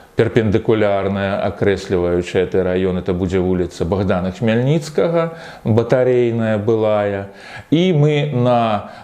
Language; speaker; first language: Belarusian; non-native, local second language; Russian